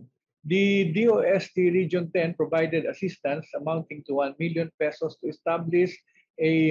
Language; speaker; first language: English; non-native, local second language; Filipino